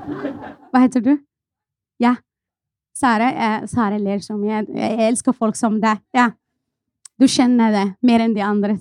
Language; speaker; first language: Norwegian; non-native, fluent; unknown